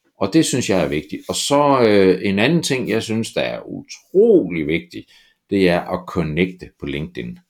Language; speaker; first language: Danish; native; Danish